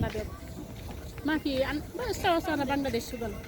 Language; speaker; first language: Arabic; non-native, learner; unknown